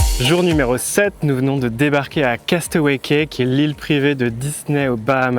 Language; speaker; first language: French; native; French